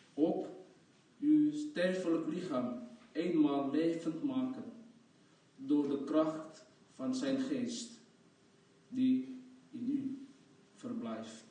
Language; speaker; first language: Dutch; non-native, fluent; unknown